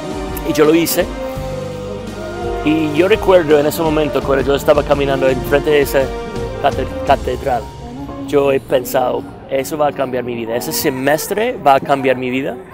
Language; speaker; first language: Spanish; non-native, fluent; English